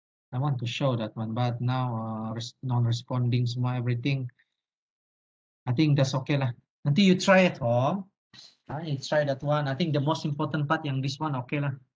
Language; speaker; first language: English; non-native, local second language; Malay